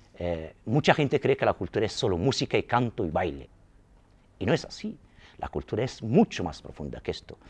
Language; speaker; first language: Spanish; non-native, local second language; Arabic